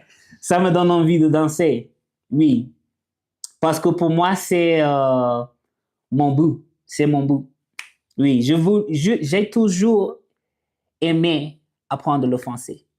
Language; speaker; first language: French; non-native, learner; English